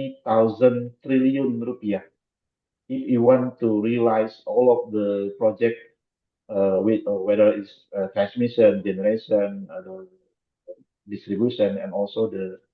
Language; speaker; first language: English; non-native, fluent; Indonesian